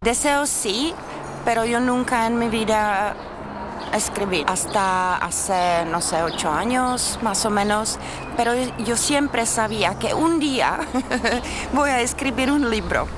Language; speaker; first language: Spanish; non-native, fluent; Czech